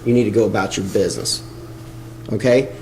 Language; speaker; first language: English; native; English